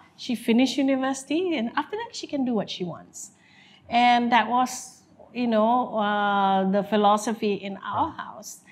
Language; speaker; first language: English; non-native, local second language; Malay